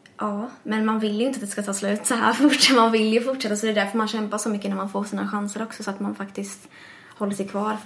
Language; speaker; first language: Swedish; early bilingual, other home language; English